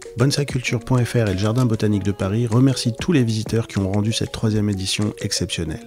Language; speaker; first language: French; native; French